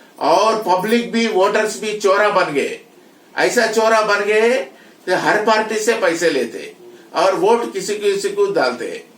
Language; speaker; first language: Hindi; non-native, local second language; Telugu